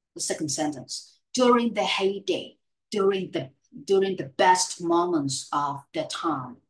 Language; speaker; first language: English; non-native, fluent; Vietnamese